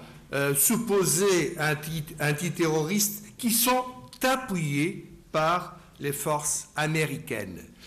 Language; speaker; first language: French; non-native, fluent; Portuguese